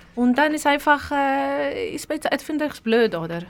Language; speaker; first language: German; non-native, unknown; Greek